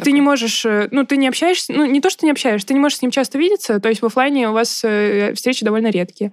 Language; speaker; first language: Russian; native; Russian